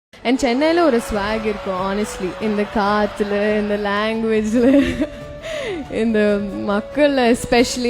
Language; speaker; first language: Tamil; non-native, learner; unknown